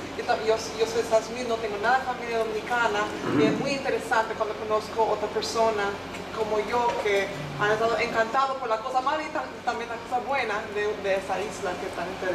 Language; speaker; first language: Spanish; non-native, fluent; English